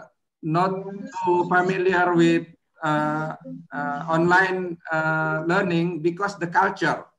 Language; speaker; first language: English; non-native, learner; Indonesian